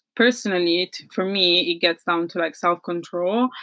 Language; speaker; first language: English; non-native, fluent; Italian